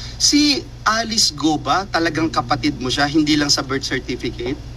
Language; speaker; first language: Filipino; native; Filipino